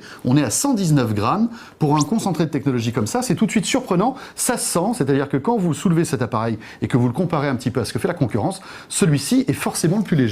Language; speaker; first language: French; native; French